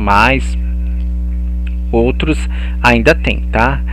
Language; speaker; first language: Portuguese; native; Portuguese